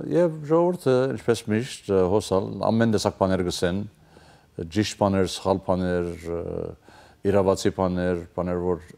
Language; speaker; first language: Armenian; early bilingual, heritage; Armenian